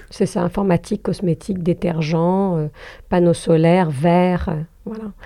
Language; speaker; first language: French; non-native, local second language; Arabic